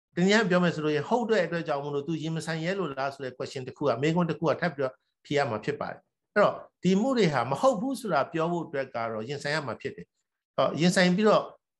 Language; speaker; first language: Burmese; native; Burmese